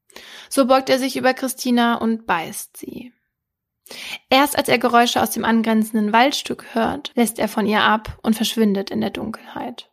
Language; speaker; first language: German; native; German